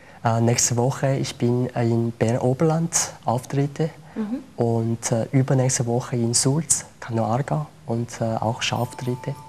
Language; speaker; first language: German; non-native, learner; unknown